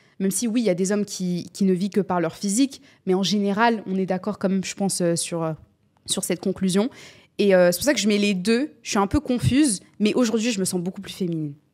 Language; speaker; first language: French; native; French